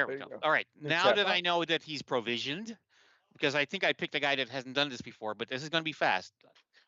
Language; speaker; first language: English; native; English